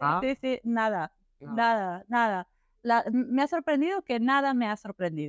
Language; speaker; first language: Spanish; non-native, learner; English